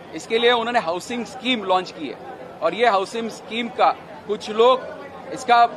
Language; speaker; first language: Hindi; non-native, local second language; Marathi